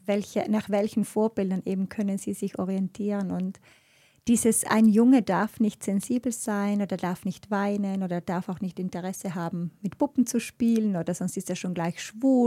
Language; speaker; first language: German; native; German